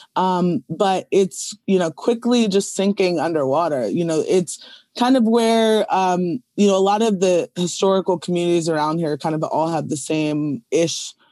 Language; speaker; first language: English; native; English